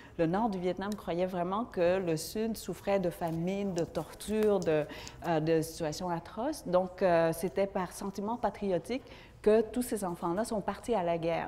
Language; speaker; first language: French; early bilingual, other home language; Vietnamese